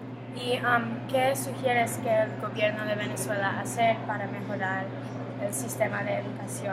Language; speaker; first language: Spanish; non-native, learner; English